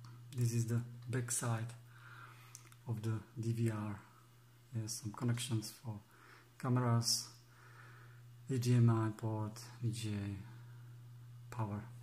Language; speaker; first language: English; non-native, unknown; Czech